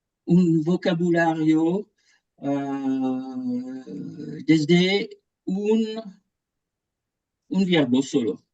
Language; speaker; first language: Spanish; non-native, fluent; French